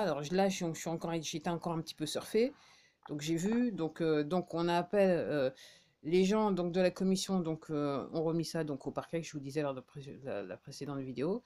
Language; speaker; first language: French; native; French